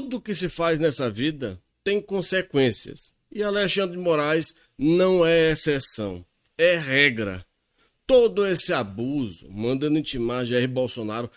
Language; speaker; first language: Portuguese; native; Portuguese